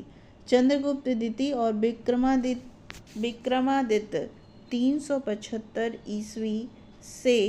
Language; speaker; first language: Hindi; native; Hindi